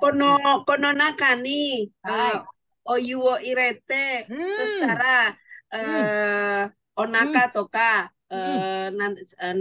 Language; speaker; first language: Japanese; non-native, learner; Indonesian